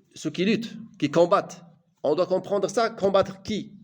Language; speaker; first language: French; non-native, local second language; Arabic